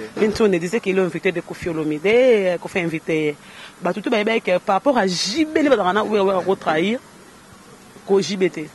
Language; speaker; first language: French; non-native, local second language; Lingala